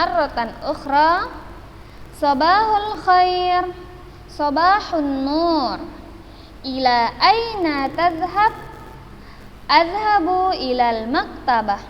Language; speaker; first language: Arabic; non-native, fluent; Indonesian